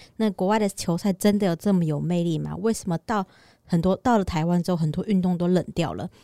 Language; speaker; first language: Chinese; native; Chinese